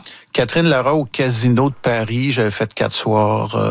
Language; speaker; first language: French; native; French